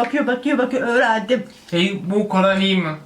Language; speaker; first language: Turkish; non-native, learner; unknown